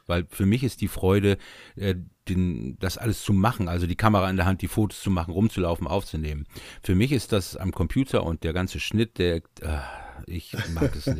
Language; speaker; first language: German; native; German